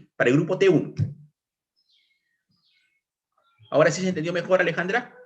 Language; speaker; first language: Spanish; native; Spanish